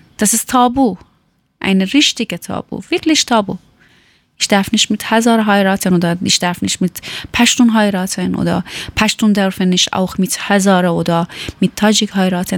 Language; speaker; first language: German; non-native, learner; Persian